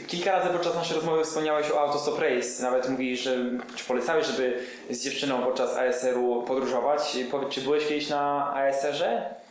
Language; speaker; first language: Polish; native; Polish